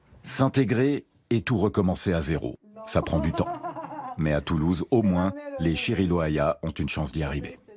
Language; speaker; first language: French; native; French